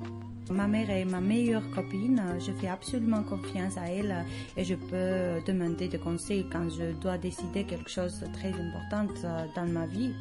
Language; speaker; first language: French; non-native, learner; Georgian